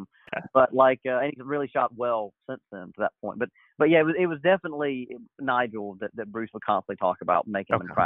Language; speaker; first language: English; native; English